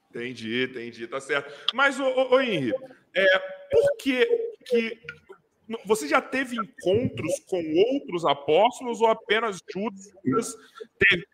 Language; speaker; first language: Portuguese; native; Portuguese